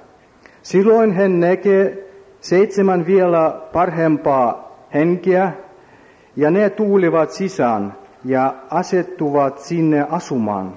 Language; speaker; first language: Finnish; non-native, learner; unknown